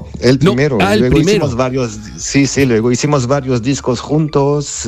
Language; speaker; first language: Spanish; non-native, fluent; Armenian